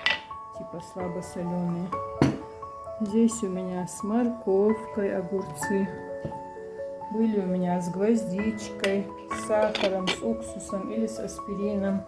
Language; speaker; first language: Russian; non-native, local second language; Chechen